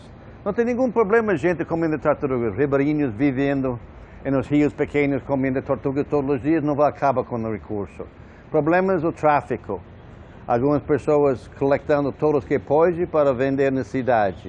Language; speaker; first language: Portuguese; non-native, fluent; English